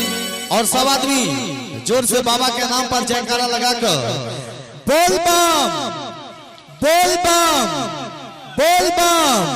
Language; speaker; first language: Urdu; non-native, local second language; Maithili